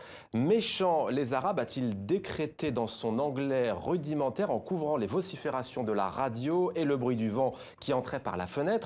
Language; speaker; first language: French; native; French